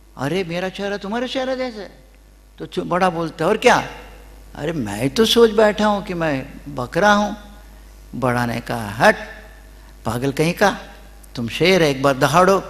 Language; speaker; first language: Hindi; non-native, local second language; Kannada